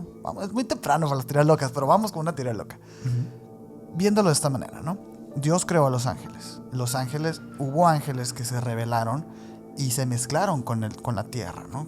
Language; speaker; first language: Spanish; native; Spanish